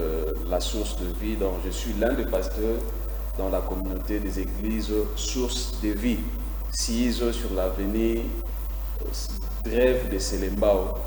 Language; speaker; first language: French; non-native, local second language; Lingala